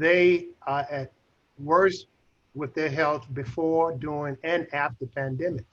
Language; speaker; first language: English; native; English